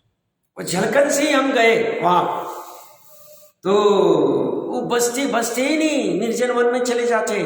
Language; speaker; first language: Hindi; native; Hindi